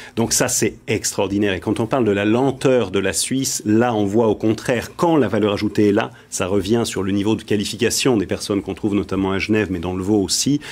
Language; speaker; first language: French; native; French